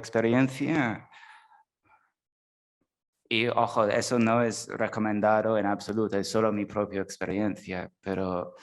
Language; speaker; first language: Spanish; non-native, fluent; English